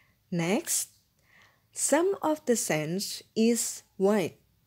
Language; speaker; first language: English; non-native, fluent; Indonesian